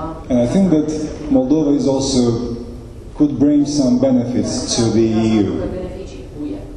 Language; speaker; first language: English; non-native, fluent; Romanian